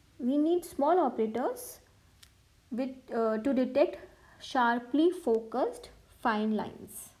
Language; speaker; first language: English; non-native, local second language; Hindi